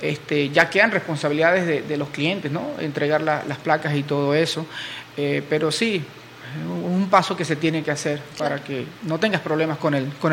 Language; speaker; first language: Spanish; native; Spanish